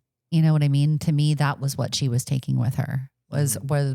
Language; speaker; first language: English; native; English